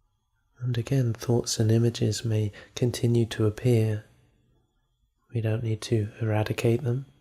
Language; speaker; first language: English; native; English